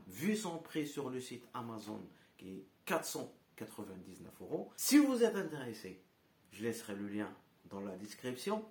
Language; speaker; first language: French; non-native, local second language; Arabic